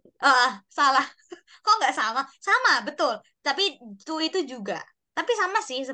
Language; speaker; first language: Indonesian; native; Indonesian